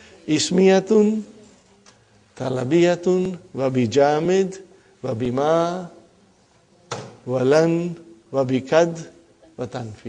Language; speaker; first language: Arabic; non-native, fluent; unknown